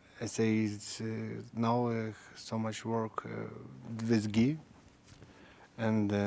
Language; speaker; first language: English; non-native, learner; Russian